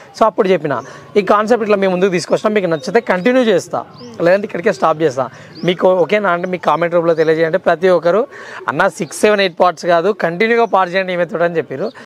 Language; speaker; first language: Telugu; native; Telugu